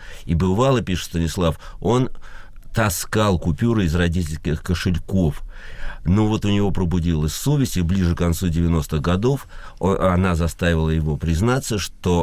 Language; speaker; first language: Russian; native; Russian